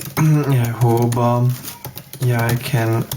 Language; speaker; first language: Danish; non-native, fluent; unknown